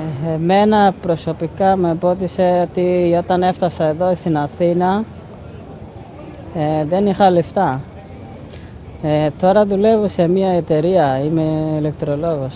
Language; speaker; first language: Greek; non-native, fluent; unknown